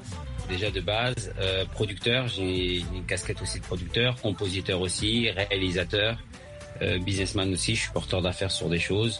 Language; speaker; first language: French; early bilingual, other home language; Arabic